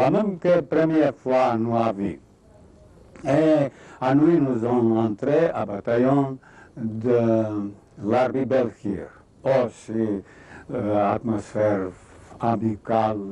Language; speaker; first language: French; non-native, fluent; Serbian